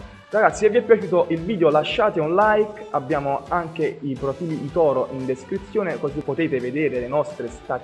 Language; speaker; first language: Italian; native; Italian